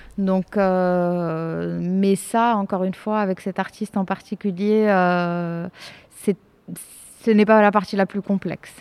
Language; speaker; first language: French; non-native, local second language; Arabic